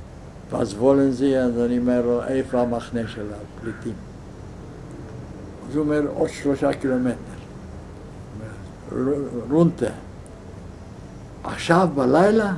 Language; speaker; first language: Hebrew; non-native, fluent; Yiddish